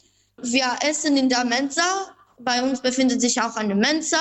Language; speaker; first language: German; non-native, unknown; Albanian